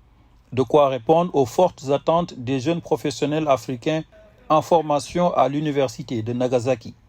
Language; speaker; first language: French; native; French